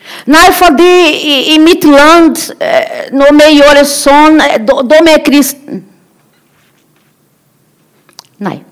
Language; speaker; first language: Norwegian; non-native, learner; Portuguese